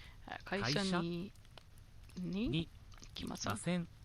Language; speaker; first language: Japanese; non-native, learner; English